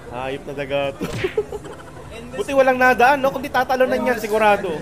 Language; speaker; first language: Filipino; native; Filipino